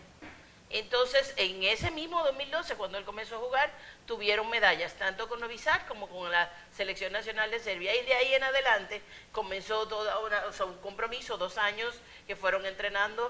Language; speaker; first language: Spanish; native; Spanish